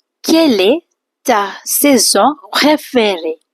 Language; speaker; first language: French; non-native, fluent; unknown